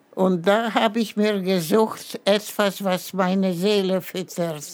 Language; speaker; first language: German; non-native, fluent; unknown